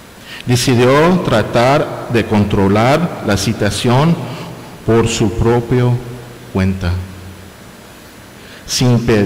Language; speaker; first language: Spanish; non-native, fluent; English